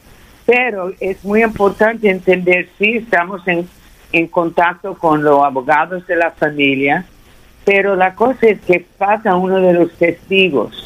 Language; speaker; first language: Spanish; early bilingual, heritage; Spanish